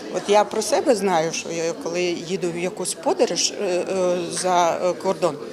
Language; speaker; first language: Ukrainian; non-native, learner; Crimean Tatar